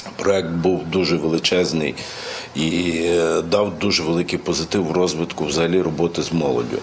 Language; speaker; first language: Ukrainian; native; Ukrainian